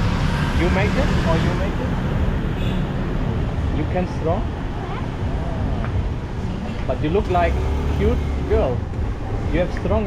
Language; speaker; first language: English; non-native, fluent; German